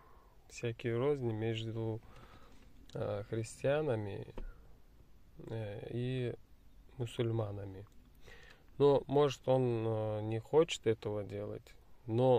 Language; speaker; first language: Russian; non-native, fluent; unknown